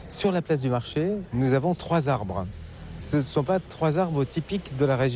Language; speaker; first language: French; native; French